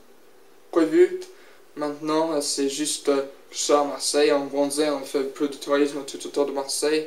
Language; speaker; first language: French; non-native, learner; English